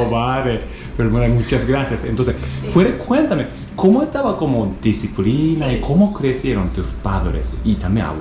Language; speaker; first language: Spanish; non-native, learner; Japanese